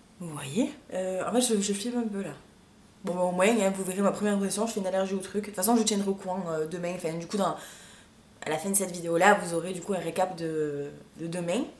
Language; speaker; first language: French; native; French